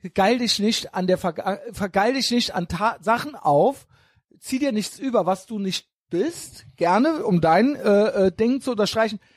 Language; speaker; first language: German; native; German